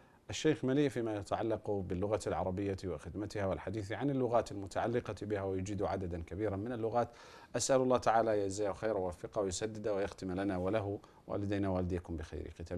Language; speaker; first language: Arabic; native; Arabic